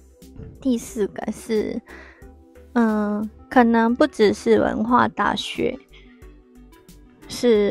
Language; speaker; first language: Chinese; non-native, fluent; Japanese